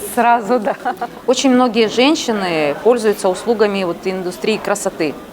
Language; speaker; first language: Russian; native; Russian